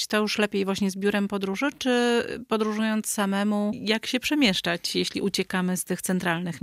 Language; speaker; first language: Polish; native; Polish